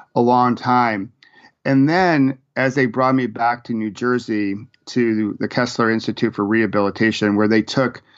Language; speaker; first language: English; native; English